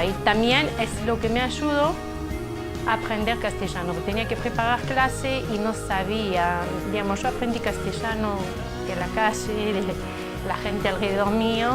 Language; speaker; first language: Spanish; non-native, fluent; French